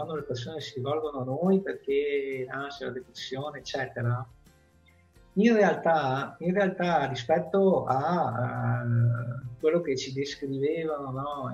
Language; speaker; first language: Italian; native; Italian